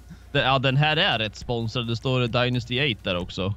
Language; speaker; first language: Swedish; native; Swedish